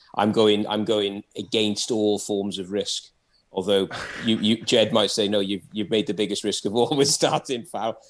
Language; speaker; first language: English; native; English